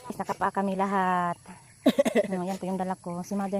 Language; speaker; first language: Filipino; non-native, local second language; Cebuano